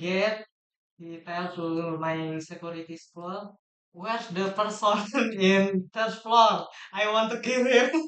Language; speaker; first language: English; non-native, learner; Indonesian